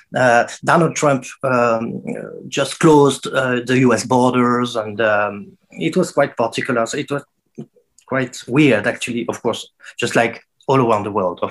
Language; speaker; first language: English; non-native, fluent; French